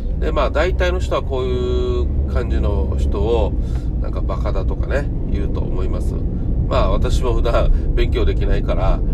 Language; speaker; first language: Japanese; native; Japanese